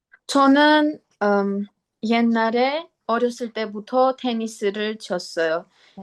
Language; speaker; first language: Korean; non-native, learner; Armenian